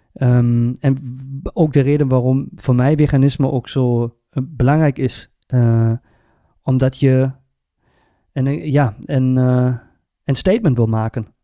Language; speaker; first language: Dutch; native; Dutch